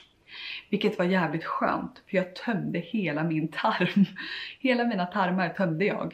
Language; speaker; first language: Swedish; native; Swedish